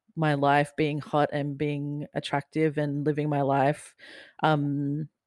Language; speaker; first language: English; native; English